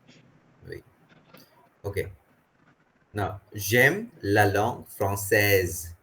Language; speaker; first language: French; non-native, fluent; Hindi